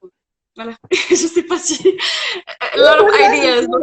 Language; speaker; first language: French; non-native, local second language; Arabic